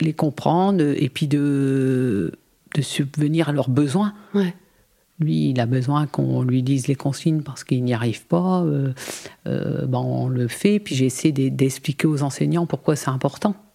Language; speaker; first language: French; native; French